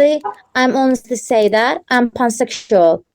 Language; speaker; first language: English; non-native, learner; Turkish